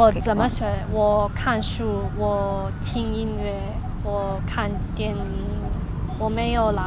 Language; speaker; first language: Chinese; non-native, learner; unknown